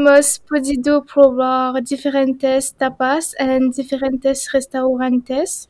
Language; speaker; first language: Spanish; non-native, learner; French